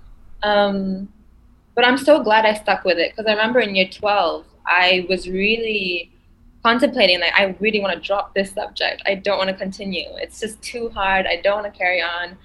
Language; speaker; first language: English; non-native, local second language; Malay